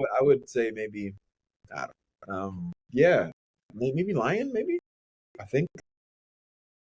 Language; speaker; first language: English; native; English